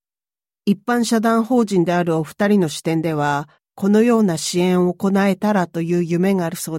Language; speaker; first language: Japanese; native; Japanese